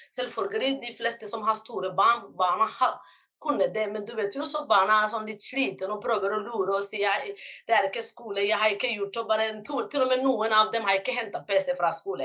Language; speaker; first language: Norwegian; non-native, fluent; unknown